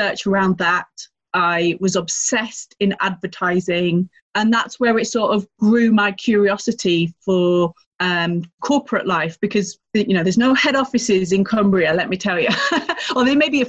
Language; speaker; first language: English; native; English